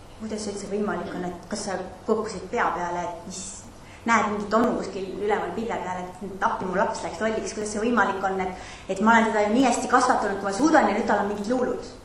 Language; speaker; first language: Estonian; non-native, fluent; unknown